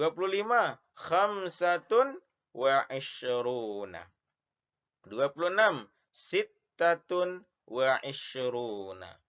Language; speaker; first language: Arabic; non-native, fluent; Indonesian